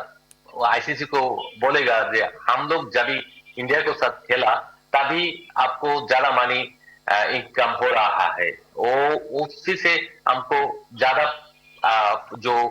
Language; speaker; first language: Hindi; non-native, learner; Bangla